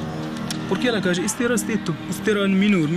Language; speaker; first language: Spanish; non-native, learner; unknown